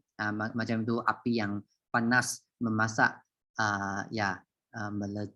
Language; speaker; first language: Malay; non-native, local second language; Chinese